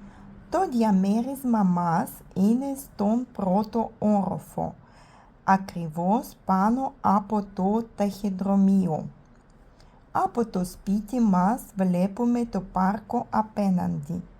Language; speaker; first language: Greek; non-native, learner; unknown